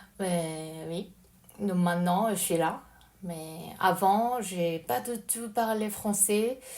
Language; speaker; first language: French; non-native, learner; Japanese